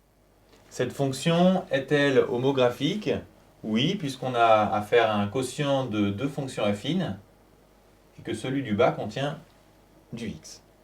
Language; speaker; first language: French; native; French